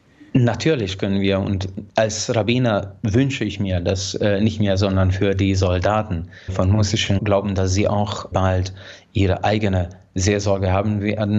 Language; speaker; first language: German; non-native, fluent; Hungarian